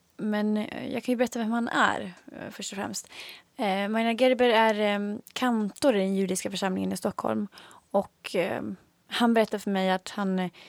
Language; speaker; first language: Swedish; native; Swedish